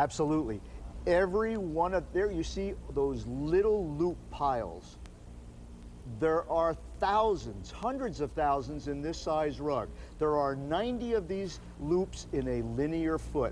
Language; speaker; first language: English; native; English